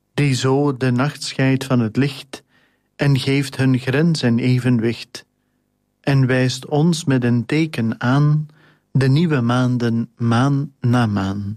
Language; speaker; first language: Dutch; native; Dutch